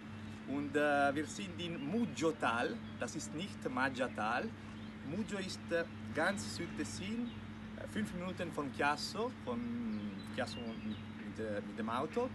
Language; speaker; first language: German; non-native, local second language; Italian